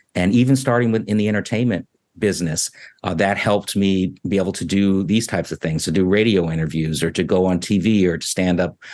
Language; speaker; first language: English; native; English